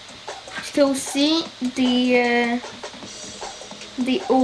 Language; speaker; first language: French; native; French